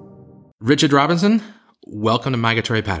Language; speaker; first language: English; native; English